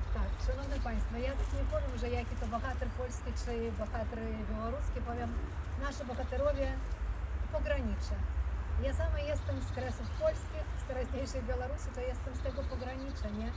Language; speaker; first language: Polish; early bilingual, heritage; Polish